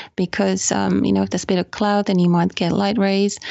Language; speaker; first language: English; non-native, fluent; Finnish